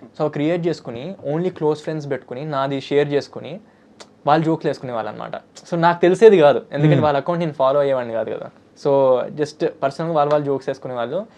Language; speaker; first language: Telugu; early bilingual, heritage; Telugu